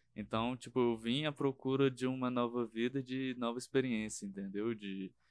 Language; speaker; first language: Portuguese; native; Portuguese